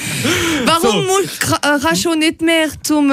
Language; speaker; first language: German; non-native, local second language; French